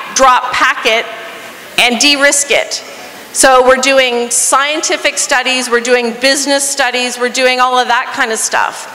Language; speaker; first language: English; native; English